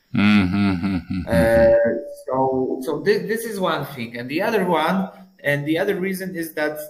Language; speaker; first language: English; non-native, fluent; Polish